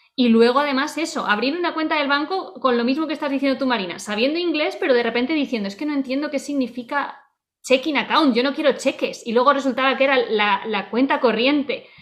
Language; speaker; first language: Spanish; native; Spanish